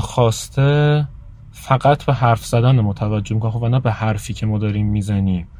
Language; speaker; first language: Persian; native; Persian